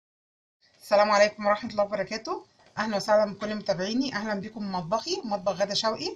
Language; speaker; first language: Arabic; native; Arabic